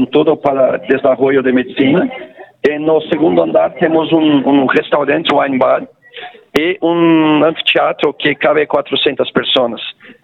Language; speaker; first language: Portuguese; non-native, local second language; Spanish